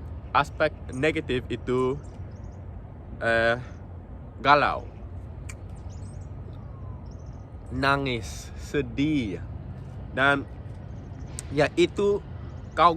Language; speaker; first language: Indonesian; non-native, local second language; English